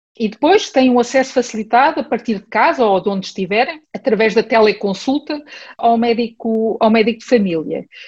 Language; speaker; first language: Portuguese; early bilingual, heritage; Portuguese